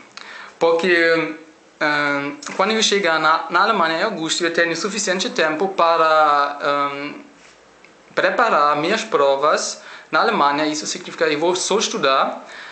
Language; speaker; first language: Portuguese; non-native, learner; German